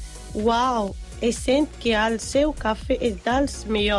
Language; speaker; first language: Catalan; non-native, learner; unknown